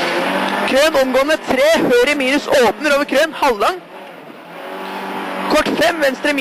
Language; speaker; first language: Norwegian; native; Norwegian